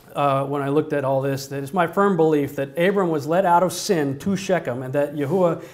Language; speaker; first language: English; native; English